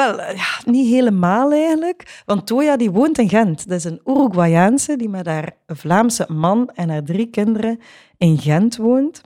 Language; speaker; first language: Dutch; native; Dutch